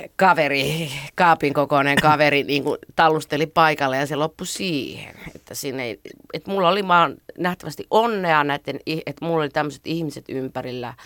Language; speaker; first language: Finnish; native; Finnish